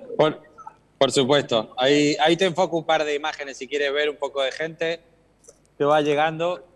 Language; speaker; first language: Spanish; native; Spanish